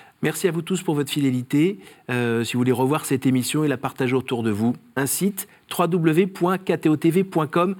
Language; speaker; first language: French; native; French